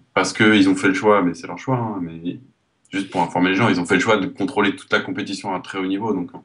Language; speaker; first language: French; native; French